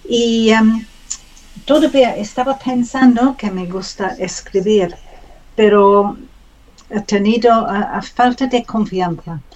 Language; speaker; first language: Spanish; non-native, learner; English